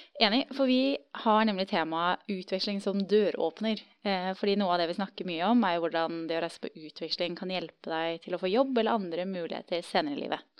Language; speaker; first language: Norwegian; native; Norwegian